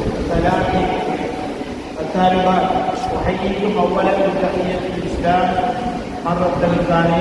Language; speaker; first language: Arabic; non-native, learner; Tamil